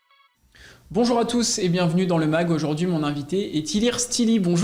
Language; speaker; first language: French; native; French